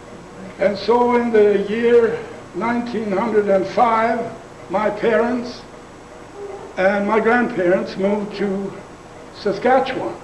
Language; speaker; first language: English; non-native, local second language; Plautdietsch